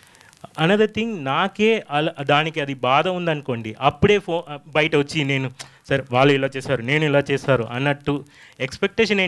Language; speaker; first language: Telugu; non-native, fluent; Tamil